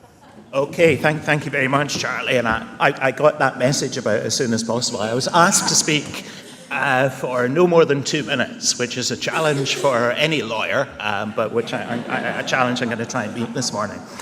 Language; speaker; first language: English; native; English